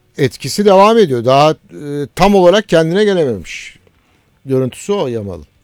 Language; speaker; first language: Turkish; native; Turkish